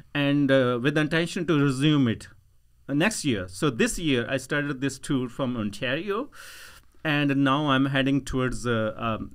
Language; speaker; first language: English; non-native, local second language; Punjabi